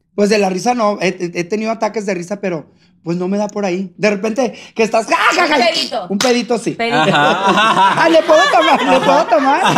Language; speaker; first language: Spanish; native; Spanish